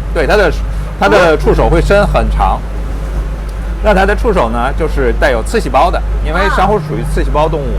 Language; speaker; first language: Chinese; native; Chinese